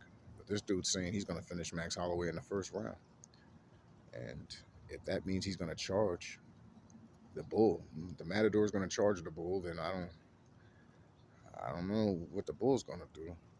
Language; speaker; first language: English; native; English